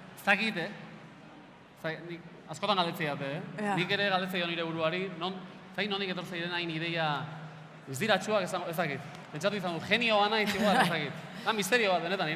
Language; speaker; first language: Basque; native; Basque